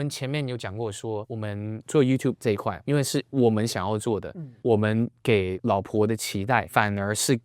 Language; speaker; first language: Chinese; native; Chinese